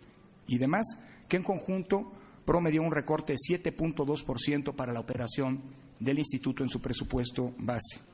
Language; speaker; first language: Spanish; native; Spanish